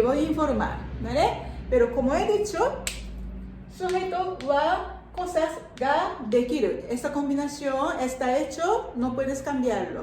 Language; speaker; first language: Spanish; non-native, fluent; Japanese